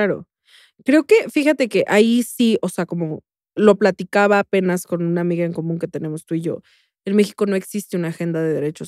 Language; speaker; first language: Spanish; native; Spanish